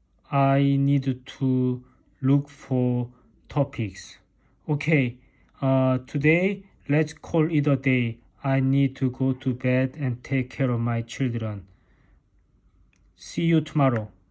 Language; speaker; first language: English; non-native, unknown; Korean